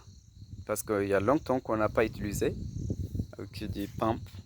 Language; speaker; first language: French; non-native, fluent; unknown